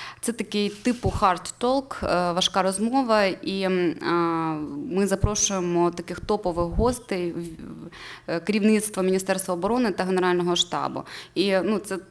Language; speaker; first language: Ukrainian; native; Ukrainian